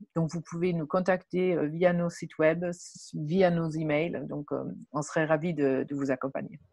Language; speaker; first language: French; non-native, fluent; German